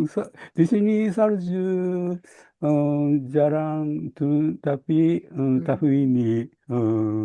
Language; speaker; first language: Indonesian; non-native, learner; Japanese